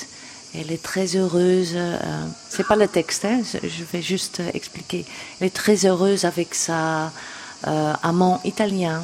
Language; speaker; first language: French; non-native, local second language; Dutch